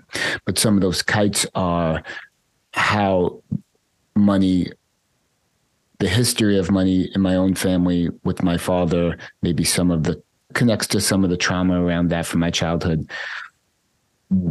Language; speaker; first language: English; native; English